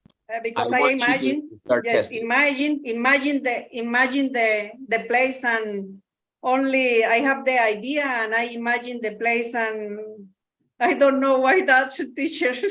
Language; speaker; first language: English; non-native, learner; Spanish